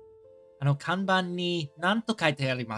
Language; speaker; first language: Japanese; non-native, learner; English